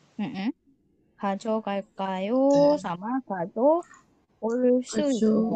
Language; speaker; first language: Korean; non-native, learner; Indonesian